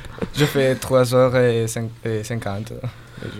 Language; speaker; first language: French; non-native, learner; Italian